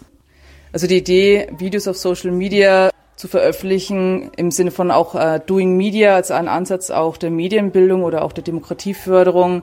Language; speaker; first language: German; native; German